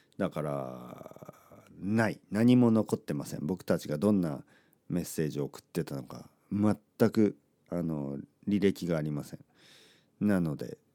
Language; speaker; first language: Japanese; native; Japanese